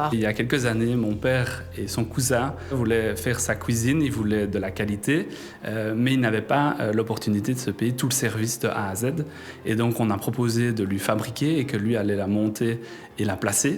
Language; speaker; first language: French; native; French